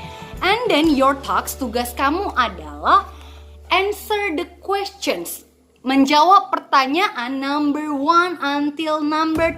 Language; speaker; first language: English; non-native, fluent; Indonesian